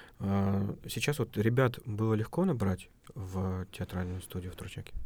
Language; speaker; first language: Russian; native; Russian